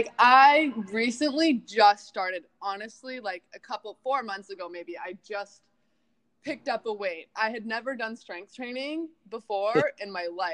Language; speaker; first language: English; native; English